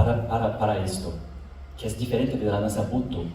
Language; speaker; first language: Spanish; non-native, fluent; Portuguese